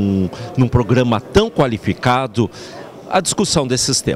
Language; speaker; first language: Portuguese; native; Portuguese